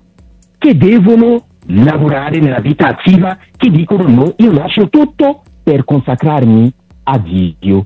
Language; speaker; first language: Italian; non-native, local second language; French